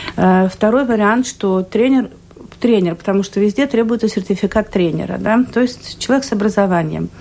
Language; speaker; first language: Russian; native; Russian